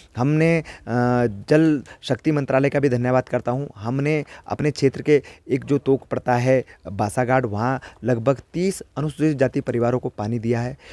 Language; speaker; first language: Hindi; native; Hindi